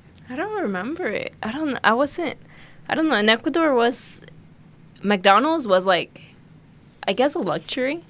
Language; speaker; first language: English; early bilingual, other home language; Spanish